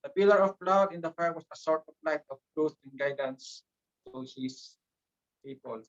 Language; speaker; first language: English; non-native, local second language; Filipino